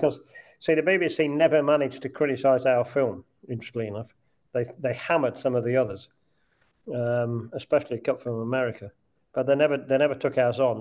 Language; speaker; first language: English; native; English